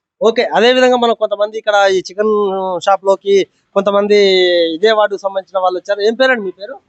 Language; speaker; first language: Telugu; native; Telugu